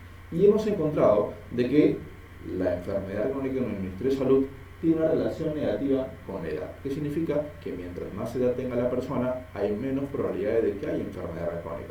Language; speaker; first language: Spanish; native; Spanish